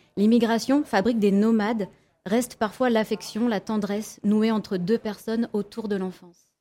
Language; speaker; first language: French; native; French